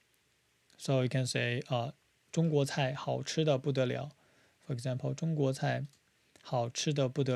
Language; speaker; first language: Chinese; non-native, fluent; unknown